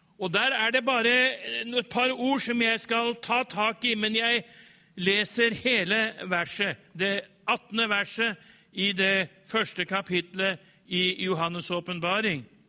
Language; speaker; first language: Norwegian; native; Norwegian